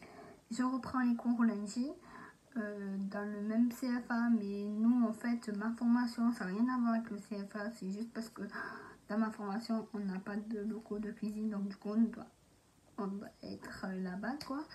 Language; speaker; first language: French; native; French